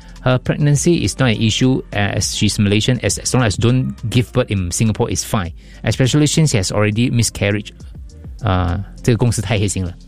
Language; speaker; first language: English; non-native, local second language; Chinese